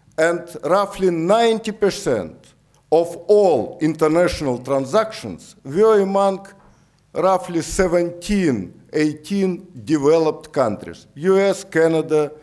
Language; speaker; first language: English; non-native, fluent; Russian